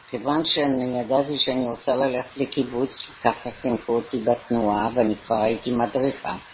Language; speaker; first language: Hebrew; native; Hebrew